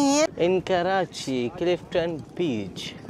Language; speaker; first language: English; non-native, learner; Urdu